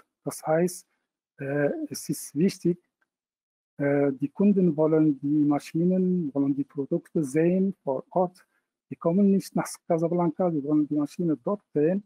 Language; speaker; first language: German; non-native, fluent; Arabic